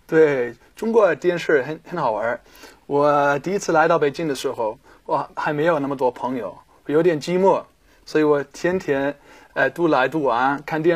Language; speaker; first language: Chinese; non-native, fluent; German